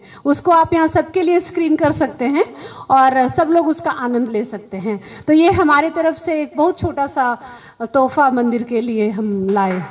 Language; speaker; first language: Hindi; native; Hindi